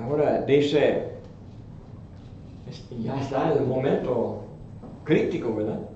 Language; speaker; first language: Spanish; non-native, fluent; English